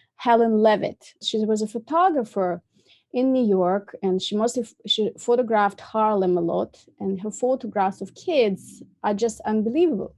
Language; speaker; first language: English; non-native, fluent; Russian